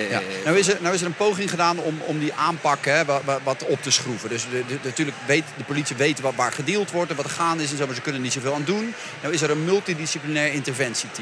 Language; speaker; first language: Dutch; native; Dutch